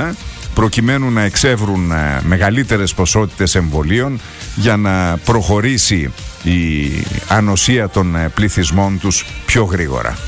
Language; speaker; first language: Greek; native; Greek